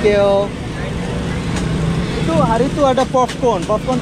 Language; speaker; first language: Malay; non-native, learner; Bangla